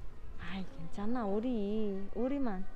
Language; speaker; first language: Korean; native; Korean